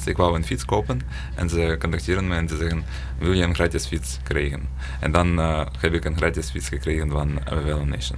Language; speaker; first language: Dutch; non-native, learner; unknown